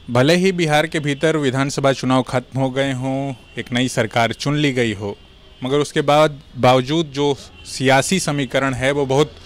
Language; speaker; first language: Hindi; native; Hindi